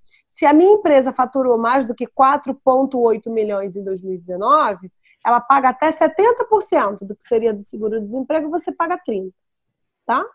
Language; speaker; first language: Portuguese; native; Portuguese